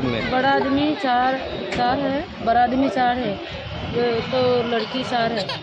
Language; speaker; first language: Hindi; non-native, learner; Rohingya